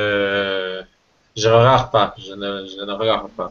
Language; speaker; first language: French; non-native, learner; Spanish